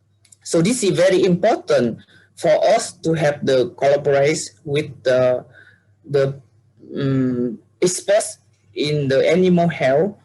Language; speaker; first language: English; non-native, learner; Vietnamese